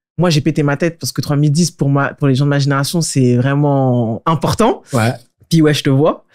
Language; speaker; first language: French; native; French